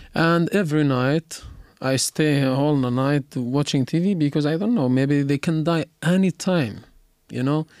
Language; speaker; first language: English; non-native, learner; Arabic